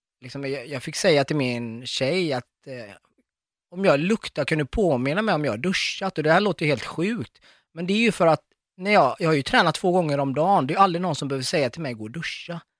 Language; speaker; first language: Swedish; early bilingual, other home language; Arabic